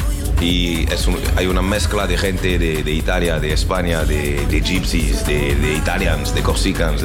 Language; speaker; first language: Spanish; non-native, learner; French